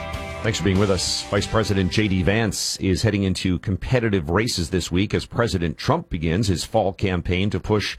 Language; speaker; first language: English; native; English